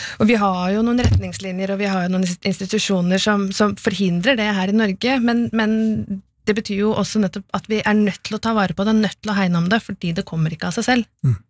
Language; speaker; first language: Norwegian; native; Norwegian